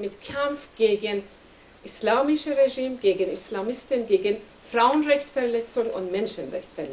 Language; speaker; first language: German; non-native, learner; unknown